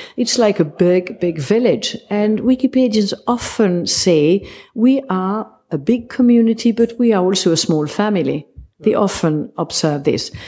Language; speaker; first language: English; non-native, fluent; French